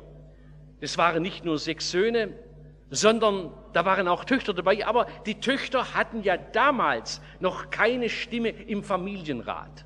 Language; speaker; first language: German; native; German